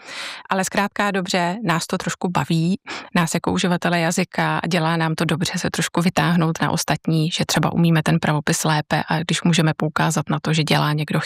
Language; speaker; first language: Czech; native; Czech